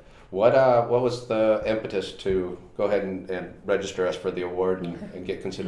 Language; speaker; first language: English; native; English